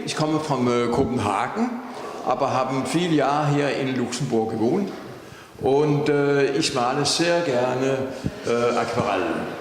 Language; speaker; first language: German; non-native, fluent; Danish